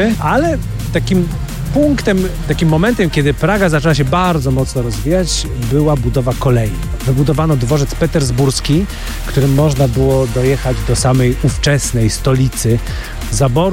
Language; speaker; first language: Polish; native; Polish